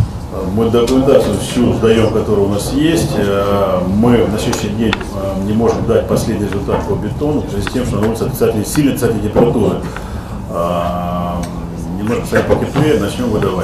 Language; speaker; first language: Russian; native; Russian